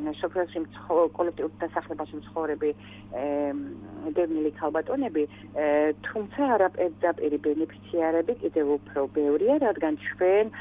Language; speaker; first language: Georgian; native; Georgian